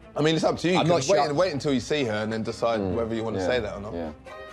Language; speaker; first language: English; non-native, fluent; Polish